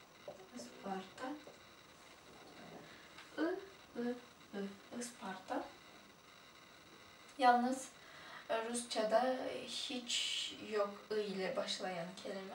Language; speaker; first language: Turkish; non-native, fluent; Russian